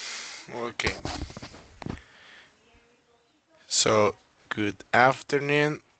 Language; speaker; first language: English; non-native, fluent; Spanish